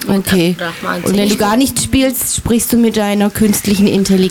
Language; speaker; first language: German; native; German